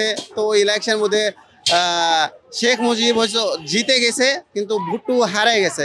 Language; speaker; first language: Bangla; non-native, fluent; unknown